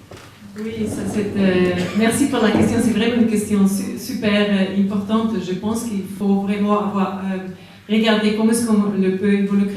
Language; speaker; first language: French; non-native, fluent; Spanish